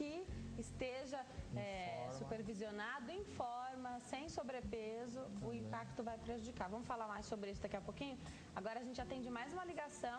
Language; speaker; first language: Portuguese; native; Portuguese